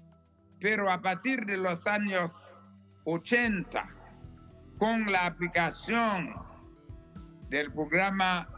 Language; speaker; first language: Spanish; non-native, fluent; Haitian Creole